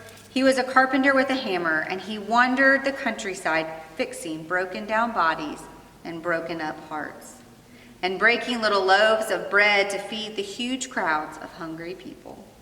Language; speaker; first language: English; native; English